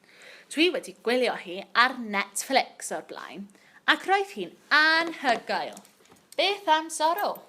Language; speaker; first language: Welsh; non-native, local second language; English